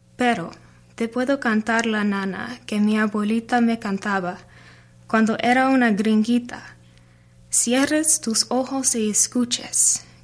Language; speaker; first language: Spanish; non-native, learner; English